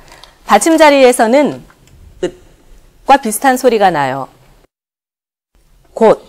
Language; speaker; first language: Korean; native; Korean